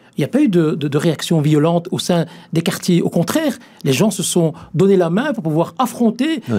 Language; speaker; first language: French; native; French